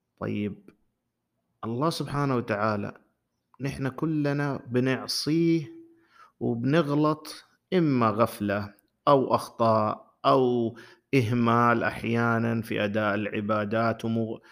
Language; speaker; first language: Arabic; native; Arabic